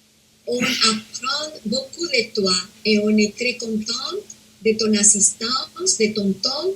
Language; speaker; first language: French; non-native, fluent; Spanish